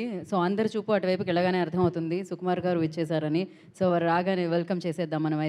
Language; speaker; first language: Telugu; native; Telugu